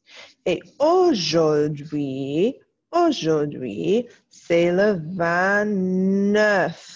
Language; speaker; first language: French; non-native, fluent; English